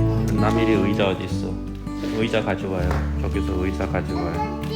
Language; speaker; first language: Korean; early bilingual, heritage; Korean